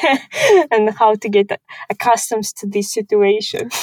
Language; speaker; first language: English; non-native, fluent; Kazakh